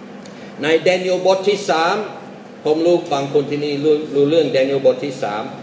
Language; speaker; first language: Thai; non-native, fluent; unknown